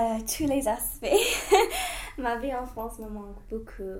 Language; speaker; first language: French; non-native, fluent; English